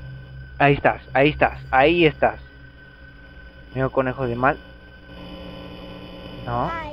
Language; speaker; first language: Spanish; native; Spanish